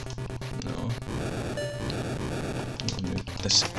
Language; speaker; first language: Finnish; native; Finnish